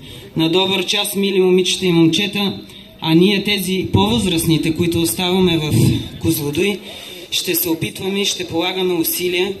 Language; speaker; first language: Bulgarian; native; Bulgarian